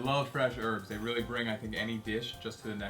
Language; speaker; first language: English; native; English